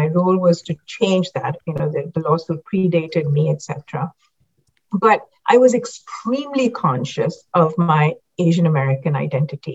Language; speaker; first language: English; non-native, local second language; Hindi